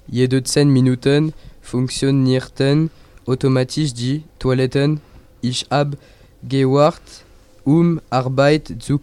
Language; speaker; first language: German; non-native, learner; French